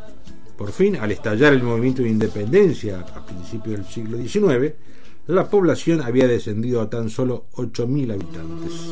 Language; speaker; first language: Spanish; native; Spanish